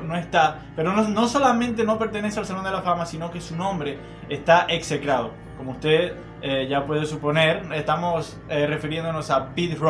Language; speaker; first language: Spanish; native; Spanish